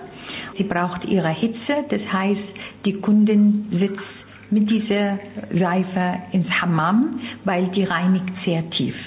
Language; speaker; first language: German; non-native, fluent; Arabic